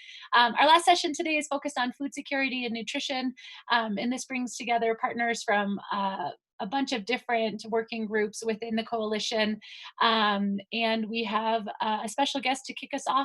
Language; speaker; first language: English; native; English